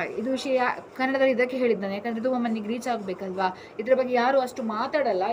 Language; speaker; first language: Kannada; non-native, local second language; Tulu